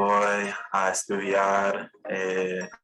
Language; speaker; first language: Spanish; non-native, learner; English